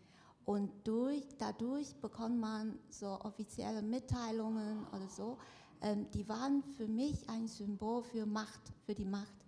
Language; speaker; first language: German; non-native, fluent; Chinese